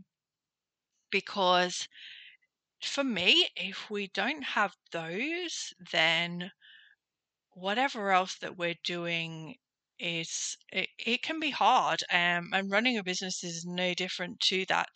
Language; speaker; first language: English; native; English